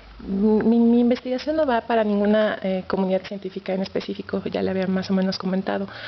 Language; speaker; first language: Spanish; native; Spanish